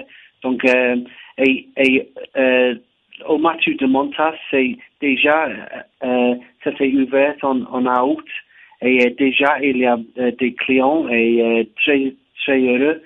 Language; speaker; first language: French; non-native, learner; English